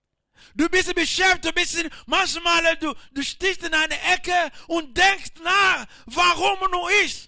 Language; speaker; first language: German; non-native, learner; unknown